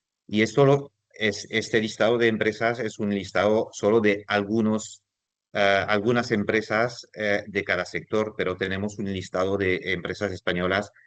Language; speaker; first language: Spanish; non-native, fluent; French